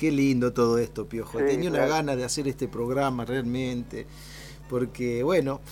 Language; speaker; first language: Spanish; native; Spanish